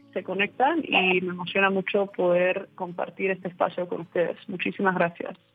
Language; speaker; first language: Spanish; early bilingual, heritage; English